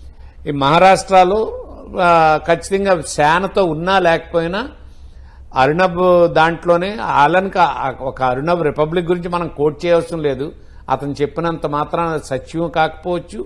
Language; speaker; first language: Telugu; native; Telugu